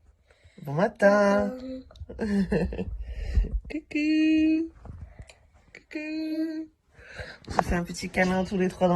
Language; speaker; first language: French; native; French